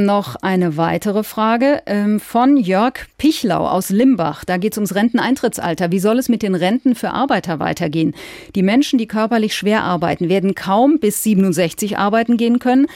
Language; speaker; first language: German; native; German